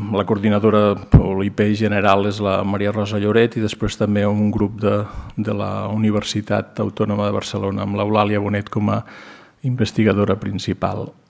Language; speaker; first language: Catalan; native; Catalan